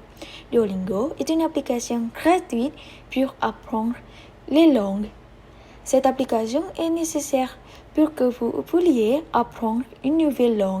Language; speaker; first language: French; non-native, learner; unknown